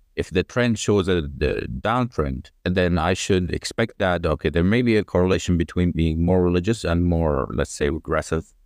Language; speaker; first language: English; non-native, fluent; Arabic